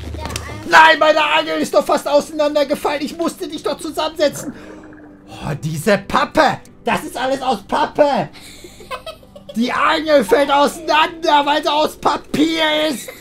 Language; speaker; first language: German; native; German